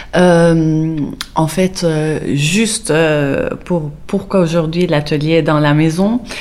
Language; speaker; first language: French; non-native, fluent; Persian